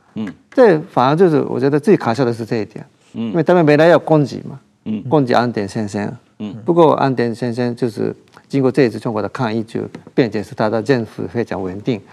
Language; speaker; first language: Chinese; non-native, fluent; Japanese